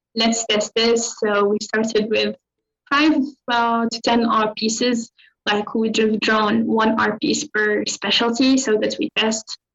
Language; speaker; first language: English; non-native, fluent; Arabic